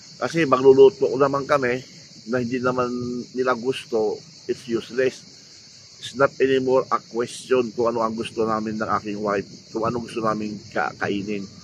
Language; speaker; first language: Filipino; native; Filipino